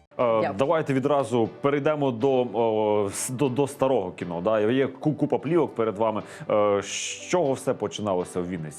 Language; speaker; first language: Ukrainian; native; Ukrainian